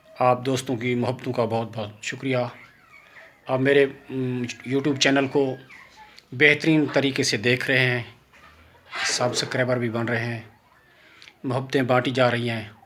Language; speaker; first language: Urdu; non-native, local second language; Saraiki